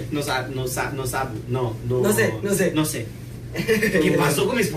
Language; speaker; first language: Spanish; non-native, fluent; Portuguese